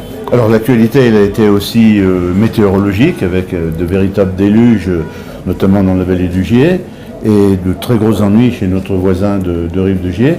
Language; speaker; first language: French; native; French